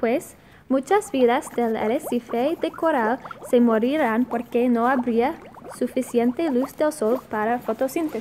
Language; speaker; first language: Spanish; non-native, learner; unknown